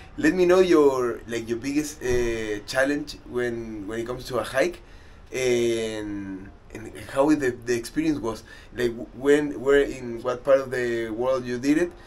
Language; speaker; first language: English; non-native, fluent; Spanish